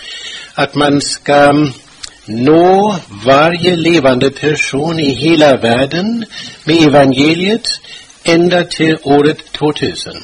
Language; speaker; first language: Swedish; non-native, fluent; German